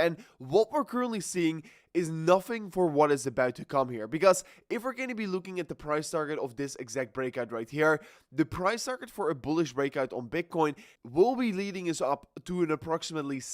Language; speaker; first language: English; non-native, fluent; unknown